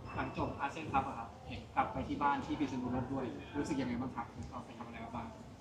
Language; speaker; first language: Thai; native; Thai